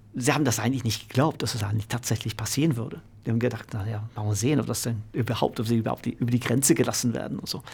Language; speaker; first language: German; non-native, fluent; English